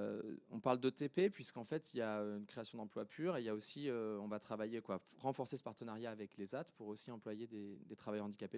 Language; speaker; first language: French; native; French